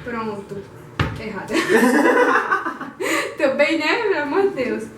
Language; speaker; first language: Portuguese; native; Portuguese